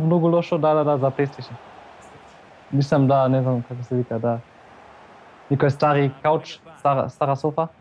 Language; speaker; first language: Macedonian; early bilingual, heritage; German